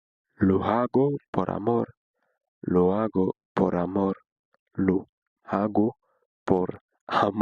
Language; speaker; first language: Spanish; non-native, fluent; Haitian Creole